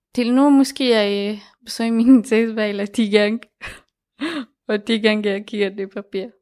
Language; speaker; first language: Danish; non-native, fluent; Persian